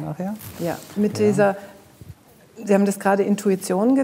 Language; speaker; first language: German; native; German